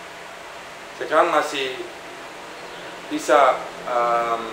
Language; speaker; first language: Indonesian; non-native, fluent; Dutch